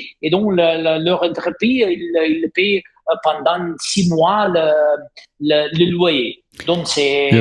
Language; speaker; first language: French; non-native, fluent; Italian